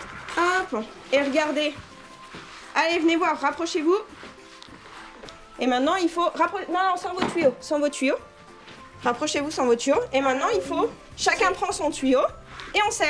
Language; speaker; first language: French; native; French